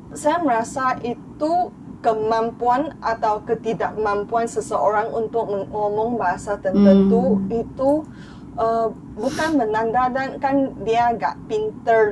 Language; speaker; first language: Indonesian; non-native, fluent; Chinese